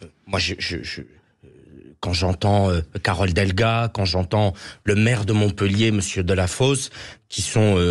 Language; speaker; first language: French; native; French